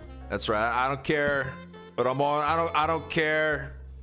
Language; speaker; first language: English; native; English